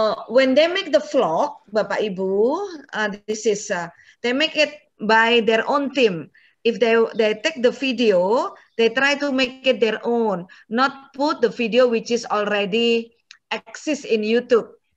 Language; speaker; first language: English; non-native, fluent; Indonesian